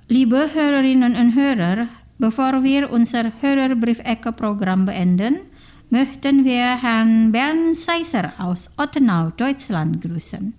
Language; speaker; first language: German; non-native, fluent; Indonesian